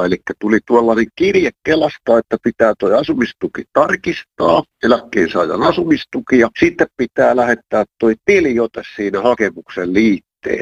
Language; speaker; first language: Finnish; native; Finnish